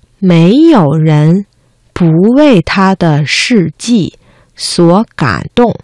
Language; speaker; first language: Chinese; non-native, fluent; Vietnamese